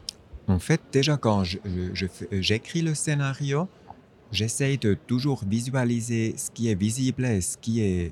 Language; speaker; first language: French; non-native, fluent; German